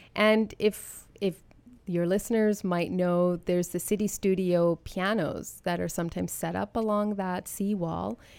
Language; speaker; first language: English; native; English